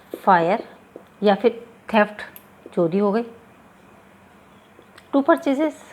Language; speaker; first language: Hindi; native; Hindi